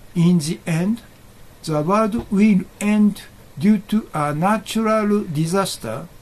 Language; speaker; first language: English; non-native, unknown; Japanese